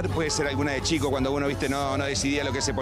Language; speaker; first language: Spanish; native; Spanish